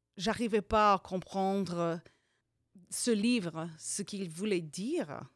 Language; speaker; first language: French; non-native, fluent; English